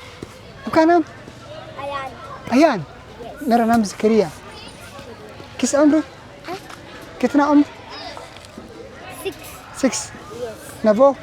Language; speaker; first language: Hindi; non-native, learner; Somali